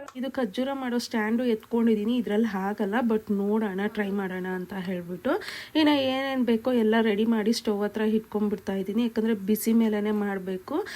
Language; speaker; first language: Kannada; native; Kannada